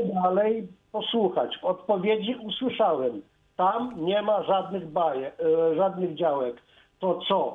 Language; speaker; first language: Polish; native; Polish